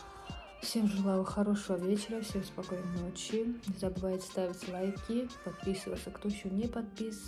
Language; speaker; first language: Russian; native; Russian